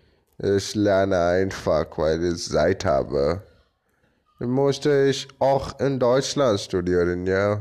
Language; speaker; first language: German; non-native, learner; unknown